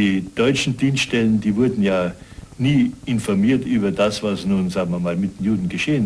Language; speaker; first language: German; native; German